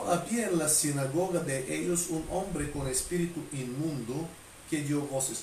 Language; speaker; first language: Spanish; non-native, fluent; Bulgarian